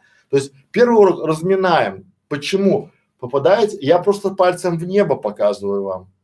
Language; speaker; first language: Russian; native; Russian